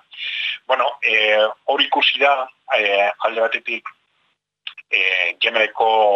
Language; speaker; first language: Basque; native; Basque